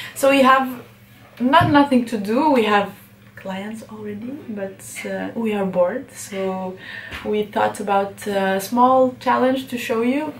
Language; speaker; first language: English; non-native, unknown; Lithuanian